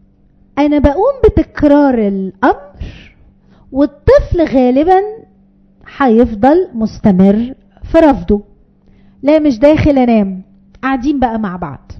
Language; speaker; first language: Arabic; native; Arabic